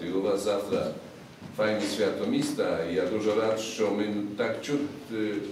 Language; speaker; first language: Polish; non-native, learner; Ukrainian